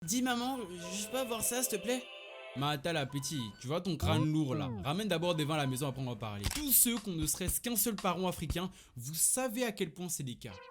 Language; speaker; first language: French; early bilingual, other home language; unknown